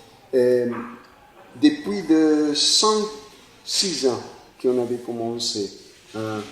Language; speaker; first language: French; non-native, fluent; Spanish